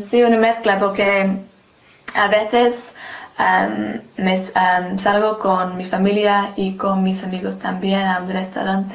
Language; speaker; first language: Spanish; non-native, learner; English